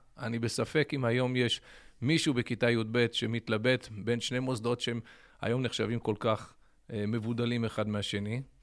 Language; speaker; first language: Hebrew; early bilingual, other home language; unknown